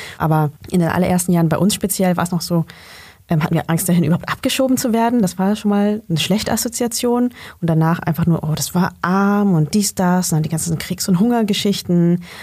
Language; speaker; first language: German; early bilingual, other home language; Vietnamese